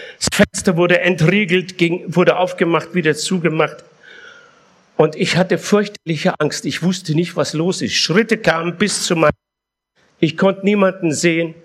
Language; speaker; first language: German; early bilingual, other home language; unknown